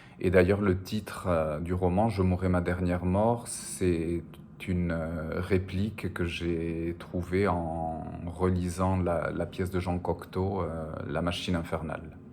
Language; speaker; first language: French; early bilingual, other home language; Spanish